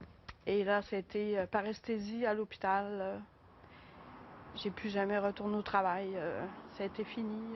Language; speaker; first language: French; native; French